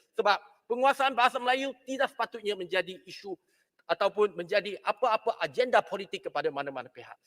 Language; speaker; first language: Malay; non-native, local second language; Chinese